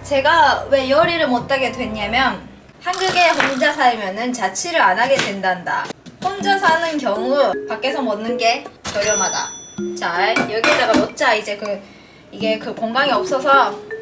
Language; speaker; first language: Korean; non-native, fluent; Japanese